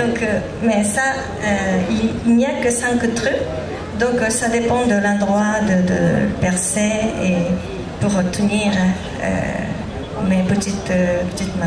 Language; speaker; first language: French; non-native, learner; Japanese